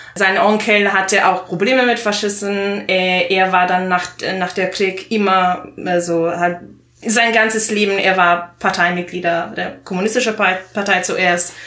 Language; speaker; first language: German; non-native, fluent; Italian